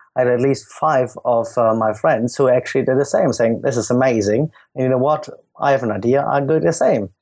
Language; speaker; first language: English; non-native, fluent; German